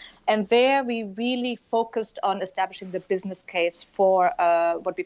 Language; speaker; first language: English; non-native, fluent; German